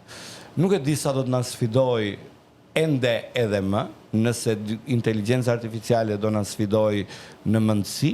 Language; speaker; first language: Albanian; native; Albanian